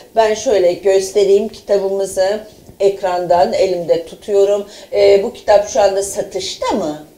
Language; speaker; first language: Turkish; native; Turkish